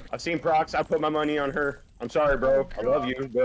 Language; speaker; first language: English; native; English